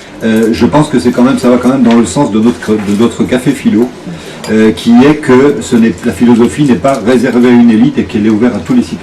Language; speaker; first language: French; native; French